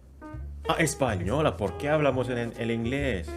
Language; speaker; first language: Spanish; non-native, learner; Indonesian